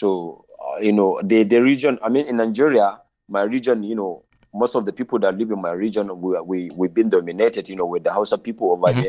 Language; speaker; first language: English; non-native, local second language; Hausa